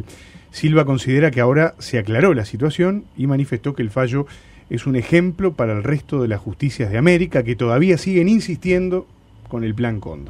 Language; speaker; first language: Spanish; native; Spanish